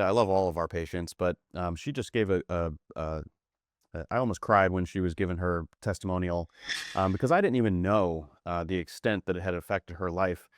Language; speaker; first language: English; native; English